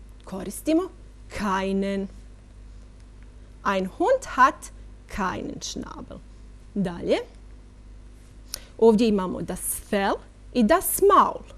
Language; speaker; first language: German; non-native, fluent; Bosnian